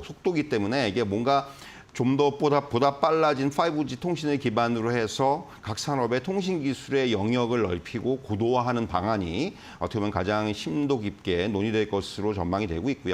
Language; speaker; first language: Korean; native; Korean